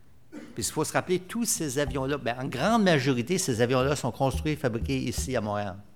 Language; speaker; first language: French; native; French